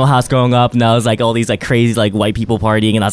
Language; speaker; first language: English; non-native, local second language; Japanese